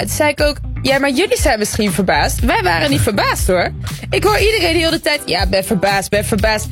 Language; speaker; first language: Dutch; early bilingual, other home language; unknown